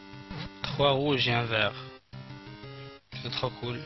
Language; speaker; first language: French; non-native, fluent; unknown